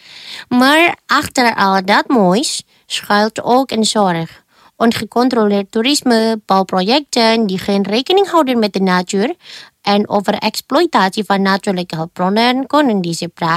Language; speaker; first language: Dutch; non-native, fluent; Indonesian